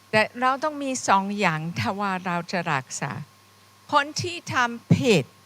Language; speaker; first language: Thai; non-native, fluent; English